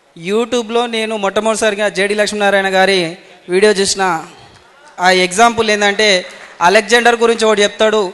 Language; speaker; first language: Telugu; native; Telugu